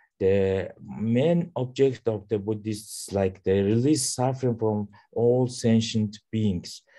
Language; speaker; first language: English; non-native, learner; Mongolian